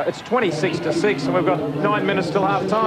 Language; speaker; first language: English; native; English